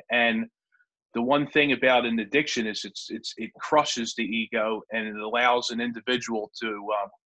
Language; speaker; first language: English; native; English